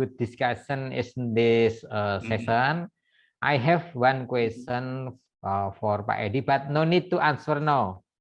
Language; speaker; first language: English; non-native, fluent; Indonesian